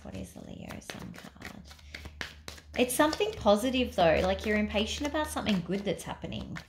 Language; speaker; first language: English; native; English